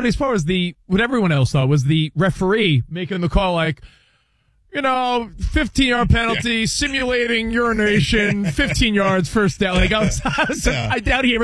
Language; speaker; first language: English; native; English